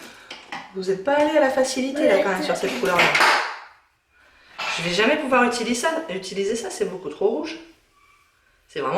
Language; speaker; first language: French; native; French